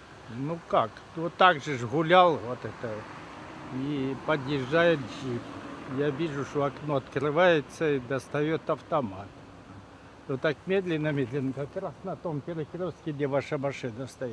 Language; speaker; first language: Russian; native; Russian